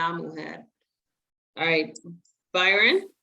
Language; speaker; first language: Spanish; non-native, fluent; English